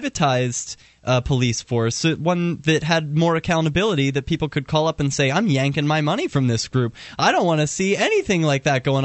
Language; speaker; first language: English; native; English